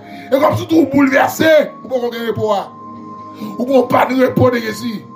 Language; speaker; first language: French; non-native, local second language; Haitian Creole